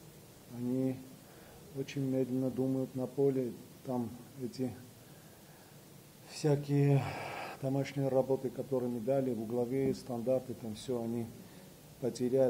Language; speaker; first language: Russian; non-native, fluent; Armenian